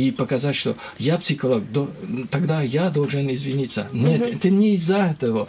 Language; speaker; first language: Russian; non-native, learner; French